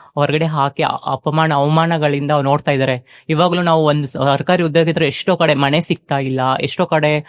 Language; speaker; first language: Kannada; native; Kannada